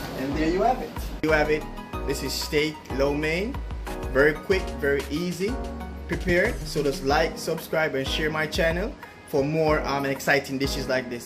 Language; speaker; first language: English; native; English